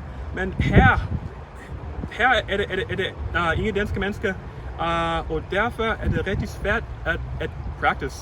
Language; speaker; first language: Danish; non-native, learner; English